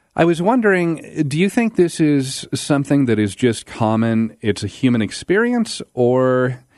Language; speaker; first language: English; native; English